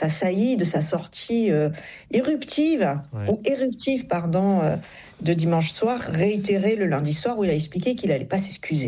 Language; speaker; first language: French; native; French